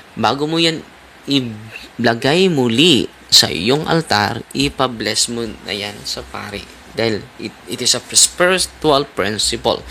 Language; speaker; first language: Filipino; non-native, local second language; Cebuano